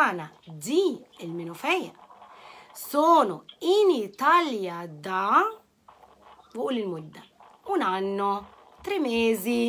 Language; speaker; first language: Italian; non-native, fluent; Arabic